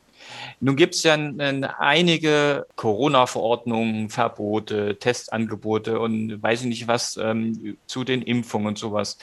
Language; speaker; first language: German; native; German